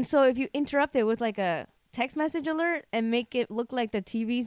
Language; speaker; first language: English; early bilingual, other home language; Korean